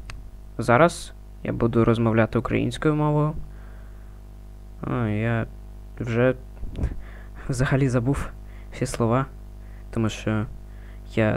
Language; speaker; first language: Ukrainian; non-native, learner; Russian